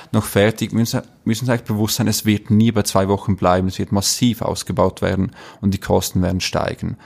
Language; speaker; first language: German; native; German